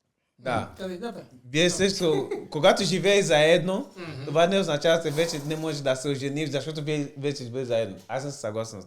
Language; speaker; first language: Bulgarian; non-native, learner; Portuguese